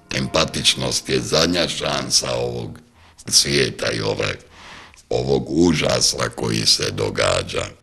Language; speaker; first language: Croatian; native; Croatian